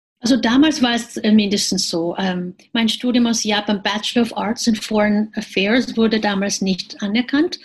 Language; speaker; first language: German; non-native, fluent; Japanese